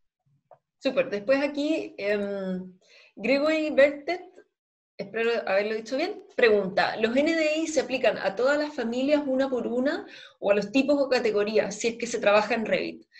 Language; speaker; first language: Spanish; native; Spanish